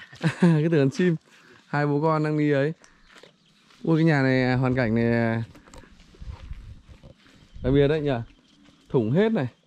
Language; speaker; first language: Vietnamese; native; Vietnamese